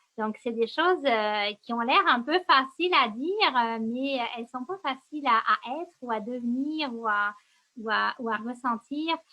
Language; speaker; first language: French; native; French